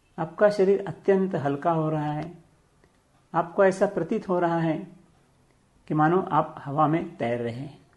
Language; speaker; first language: Hindi; non-native, local second language; Marathi